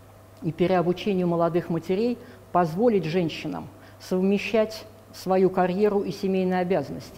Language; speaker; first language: Russian; native; Russian